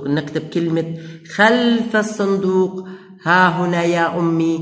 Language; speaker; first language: Arabic; native; Arabic